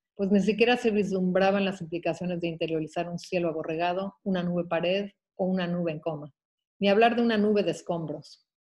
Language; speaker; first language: Spanish; early bilingual, heritage; Spanish